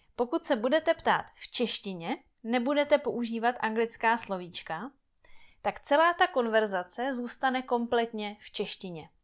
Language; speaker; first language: Czech; native; Czech